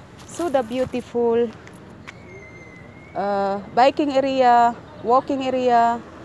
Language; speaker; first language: English; non-native, local second language; Filipino